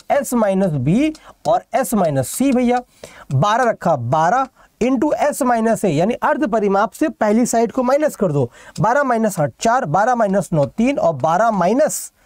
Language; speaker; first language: Hindi; native; Hindi